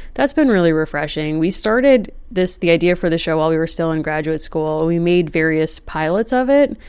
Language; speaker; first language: English; native; English